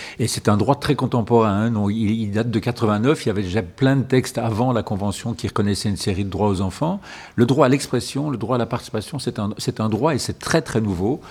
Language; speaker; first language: French; native; French